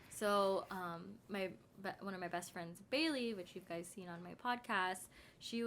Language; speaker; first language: English; native; English